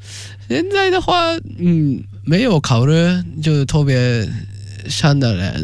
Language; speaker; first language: Chinese; non-native, fluent; Japanese